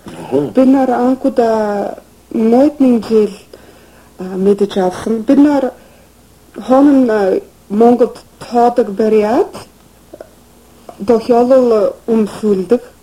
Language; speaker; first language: Mongolian; non-native, fluent; English